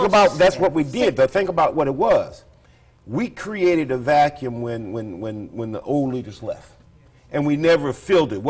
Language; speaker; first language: English; native; English